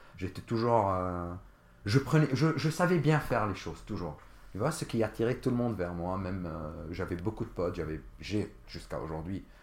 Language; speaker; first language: French; non-native, local second language; Arabic